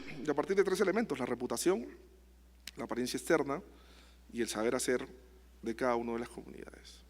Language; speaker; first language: Spanish; native; Spanish